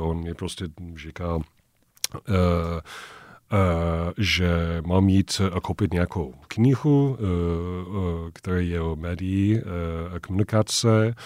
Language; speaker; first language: Czech; non-native, fluent; English